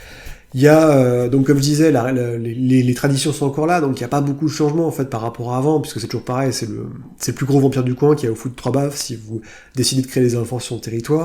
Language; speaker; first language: French; native; French